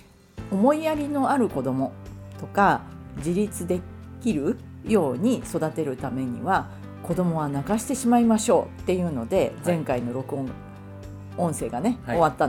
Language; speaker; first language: Japanese; native; Japanese